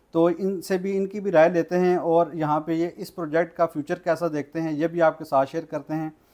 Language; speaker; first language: Urdu; non-native, local second language; Punjabi